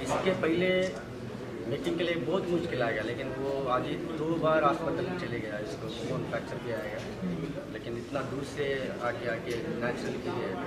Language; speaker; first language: Hindi; non-native, local second language; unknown